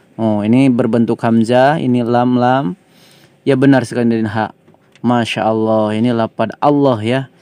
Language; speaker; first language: Indonesian; non-native, local second language; Sundanese